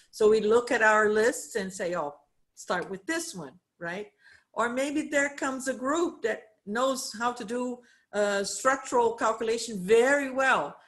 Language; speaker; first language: English; non-native, fluent; Portuguese